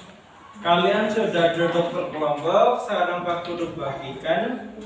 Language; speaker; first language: Indonesian; native; Indonesian